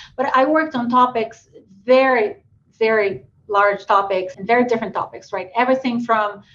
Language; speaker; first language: English; non-native, fluent; Portuguese